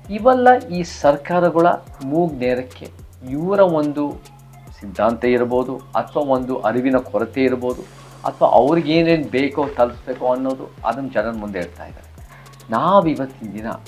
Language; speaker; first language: Kannada; early bilingual, other home language; English